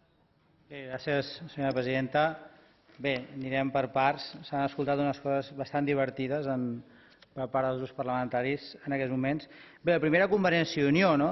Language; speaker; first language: Catalan; native; Catalan